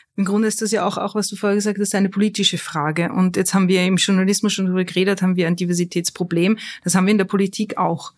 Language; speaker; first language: German; native; German